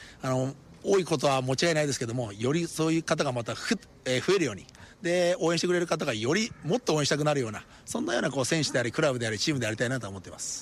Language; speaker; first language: Japanese; native; Japanese